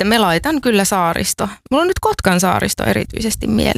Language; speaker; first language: Finnish; native; Finnish